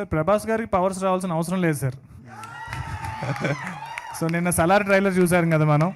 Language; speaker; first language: Telugu; native; Telugu